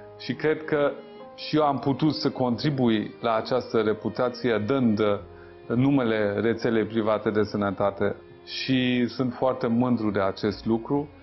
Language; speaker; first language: Romanian; non-native, fluent; Persian